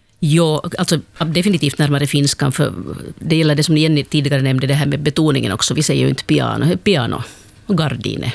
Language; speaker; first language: Swedish; native; Swedish